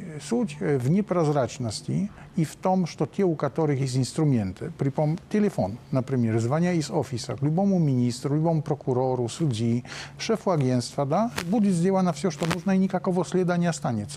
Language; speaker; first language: Polish; non-native, learner; Russian